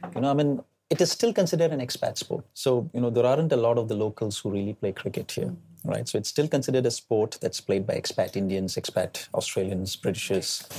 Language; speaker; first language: English; non-native, local second language; Malayalam